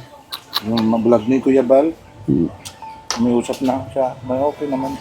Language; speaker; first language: Filipino; non-native, learner; Punjabi